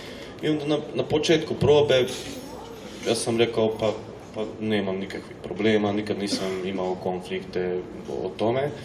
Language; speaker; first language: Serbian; non-native, local second language; Hungarian